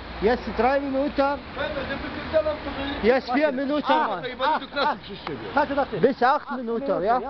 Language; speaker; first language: German; non-native, learner; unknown